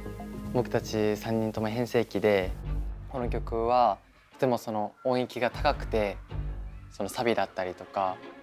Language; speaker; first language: Japanese; native; Japanese